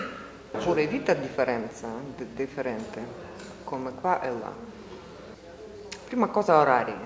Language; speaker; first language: Italian; non-native, learner; Ukrainian